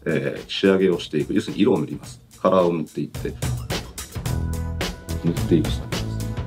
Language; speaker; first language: Japanese; native; Japanese